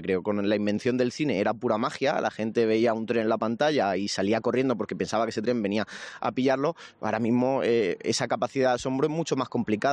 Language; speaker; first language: Spanish; native; Spanish